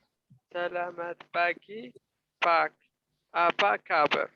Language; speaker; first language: Indonesian; non-native, learner; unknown